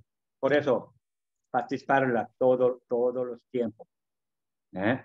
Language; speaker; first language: Spanish; non-native, learner; Korean